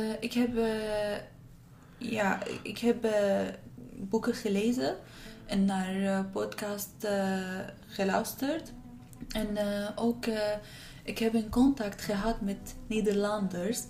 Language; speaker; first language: Dutch; non-native, learner; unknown